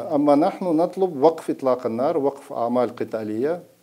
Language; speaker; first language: Arabic; non-native, fluent; Russian